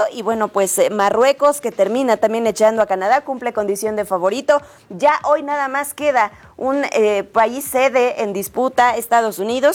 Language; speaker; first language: Spanish; native; Spanish